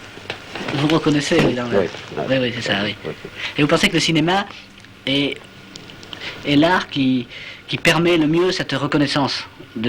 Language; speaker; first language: French; native; French